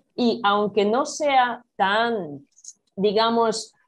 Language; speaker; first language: Spanish; non-native, fluent; Ukrainian